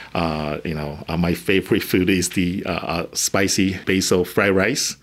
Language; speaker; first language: English; non-native, fluent; Chinese